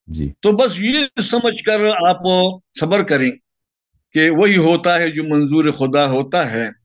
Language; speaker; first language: Urdu; non-native, local second language; Pashto